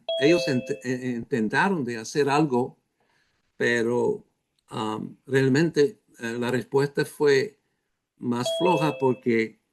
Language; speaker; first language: Spanish; non-native, fluent; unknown